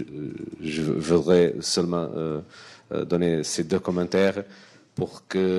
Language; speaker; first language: French; non-native, fluent; Portuguese